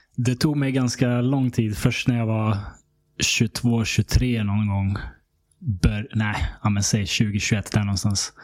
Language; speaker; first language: Swedish; early bilingual, other home language; Serbian